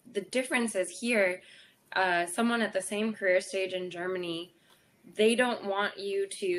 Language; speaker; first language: English; native; English